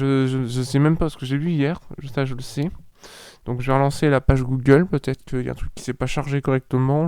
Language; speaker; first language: French; native; French